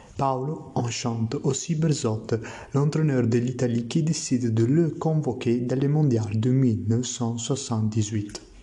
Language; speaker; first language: French; non-native, learner; Italian